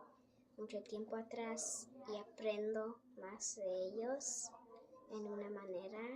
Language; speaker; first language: Spanish; early bilingual, heritage; Spanish